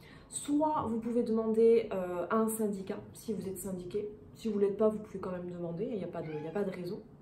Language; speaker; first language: French; native; French